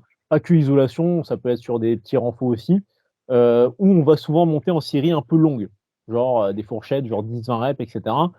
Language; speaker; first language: French; native; French